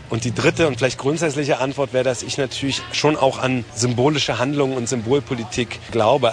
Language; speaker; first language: German; native; German